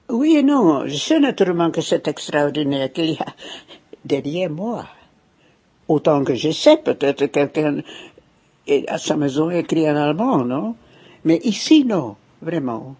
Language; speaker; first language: French; non-native, fluent; German